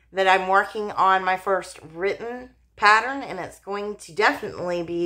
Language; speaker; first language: English; native; English